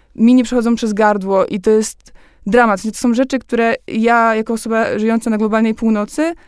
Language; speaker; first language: Polish; native; Polish